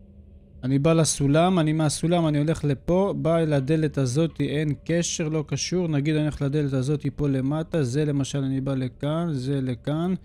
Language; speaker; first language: Hebrew; native; Hebrew